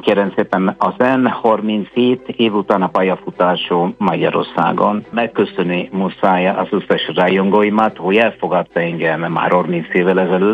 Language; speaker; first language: Hungarian; non-native, fluent; Italian